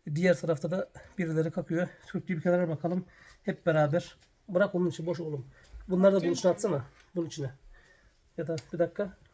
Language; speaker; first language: Turkish; native; Turkish